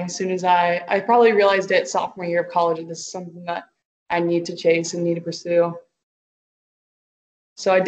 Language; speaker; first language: English; native; English